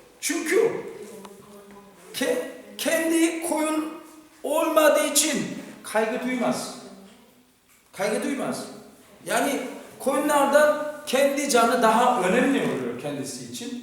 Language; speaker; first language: Turkish; non-native, fluent; Korean